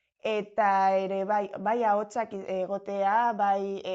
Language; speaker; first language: Basque; non-native, local second language; Spanish